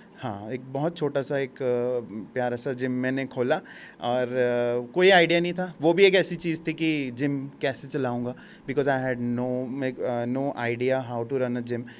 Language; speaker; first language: Hindi; native; Hindi